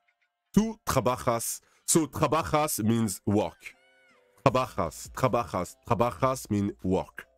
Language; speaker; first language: Spanish; non-native, learner; English